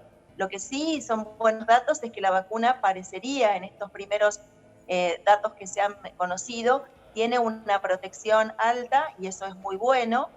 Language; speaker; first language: Spanish; native; Spanish